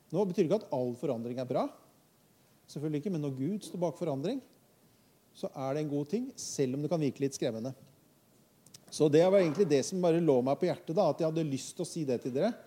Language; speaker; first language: Norwegian; native; Norwegian